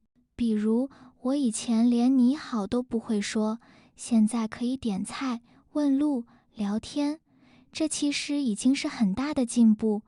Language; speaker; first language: Chinese; non-native, fluent; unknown